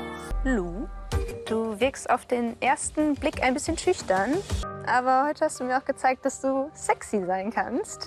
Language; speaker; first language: German; native; German